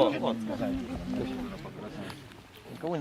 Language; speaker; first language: Russian; native; Russian